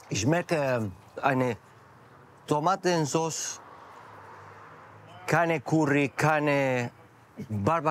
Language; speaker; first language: German; non-native, learner; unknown